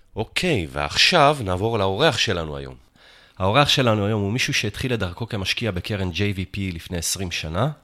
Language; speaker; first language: Hebrew; native; Hebrew